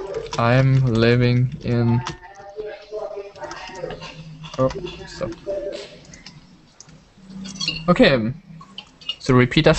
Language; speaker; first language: English; non-native, learner; German